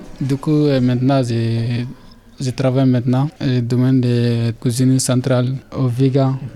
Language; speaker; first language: French; non-native, learner; Bambara